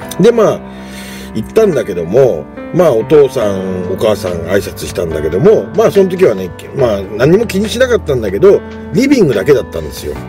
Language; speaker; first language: Japanese; native; Japanese